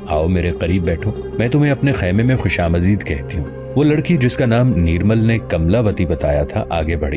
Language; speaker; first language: Urdu; native; Urdu